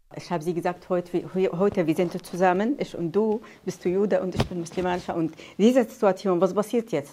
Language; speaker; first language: German; non-native, learner; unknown